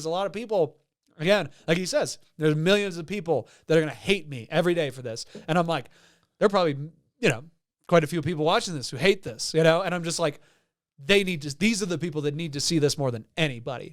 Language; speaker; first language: English; native; English